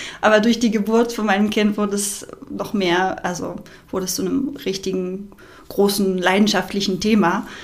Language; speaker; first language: German; non-native, fluent; French